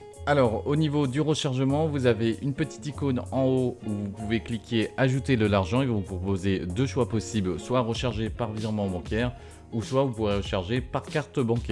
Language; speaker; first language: French; native; French